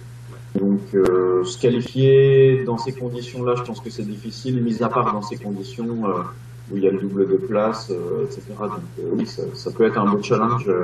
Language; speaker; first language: French; native; French